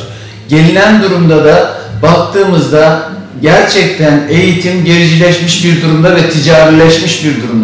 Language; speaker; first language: Turkish; native; Turkish